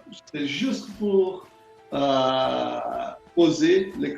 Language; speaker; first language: French; non-native, learner; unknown